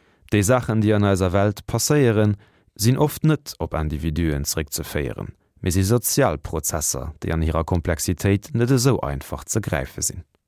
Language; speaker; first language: Luxembourgish; native; Luxembourgish